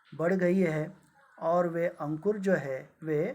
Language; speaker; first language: Hindi; non-native, local second language; Marathi